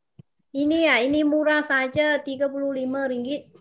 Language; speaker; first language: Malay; non-native, fluent; Vietnamese